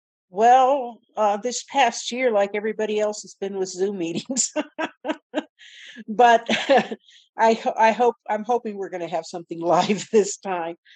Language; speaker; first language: English; native; English